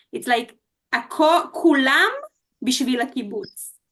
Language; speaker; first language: Hebrew; native; Hebrew